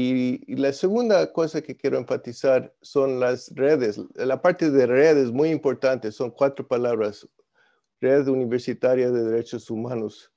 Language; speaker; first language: Spanish; non-native, fluent; English